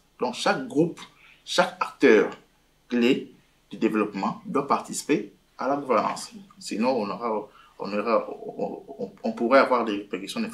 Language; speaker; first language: French; non-native, local second language; Lingala